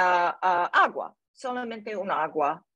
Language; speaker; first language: Spanish; non-native, learner; English